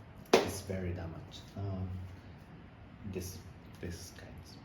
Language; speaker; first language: English; non-native, learner; Spanish